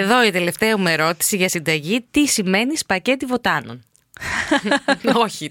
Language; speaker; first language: Greek; native; Greek